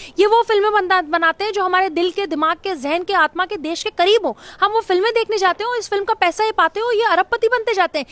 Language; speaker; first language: Hindi; native; Hindi